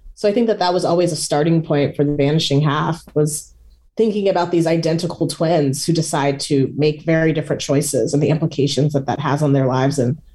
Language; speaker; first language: English; native; English